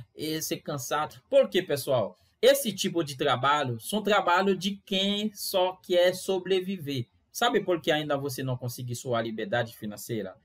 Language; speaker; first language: Portuguese; non-native, fluent; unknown